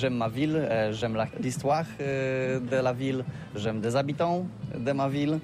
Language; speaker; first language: French; non-native, learner; Polish